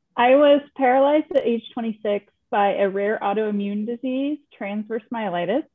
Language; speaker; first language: English; native; English